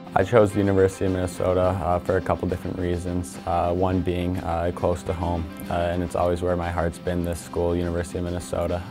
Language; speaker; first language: English; native; English